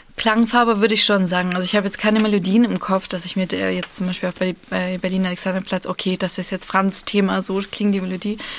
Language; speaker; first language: German; early bilingual, other home language; Russian